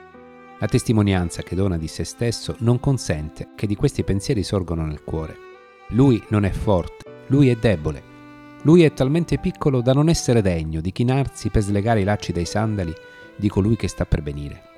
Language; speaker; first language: Italian; native; Italian